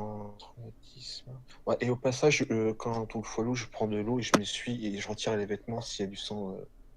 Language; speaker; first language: French; native; French